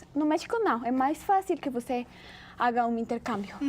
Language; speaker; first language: Portuguese; non-native, learner; Spanish